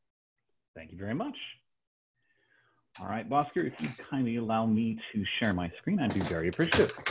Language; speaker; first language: English; native; English